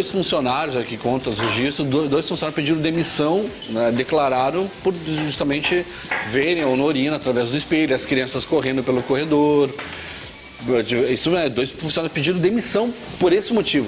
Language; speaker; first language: Portuguese; native; Portuguese